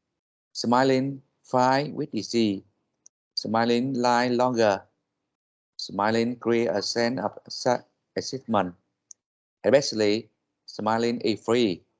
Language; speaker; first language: English; non-native, learner; Vietnamese